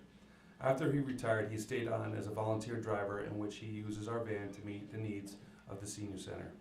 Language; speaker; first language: English; native; English